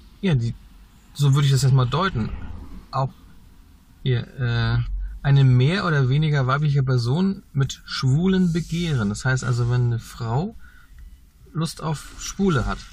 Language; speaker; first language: German; native; German